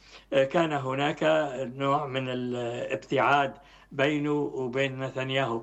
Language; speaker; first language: Arabic; native; Arabic